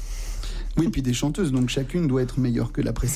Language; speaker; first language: French; native; French